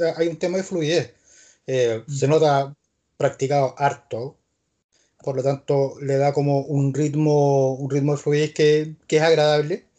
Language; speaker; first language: Spanish; native; Spanish